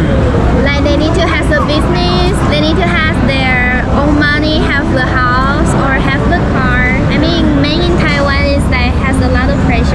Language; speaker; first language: English; non-native, learner; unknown